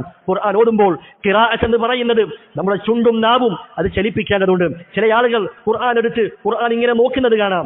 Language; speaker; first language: Malayalam; native; Malayalam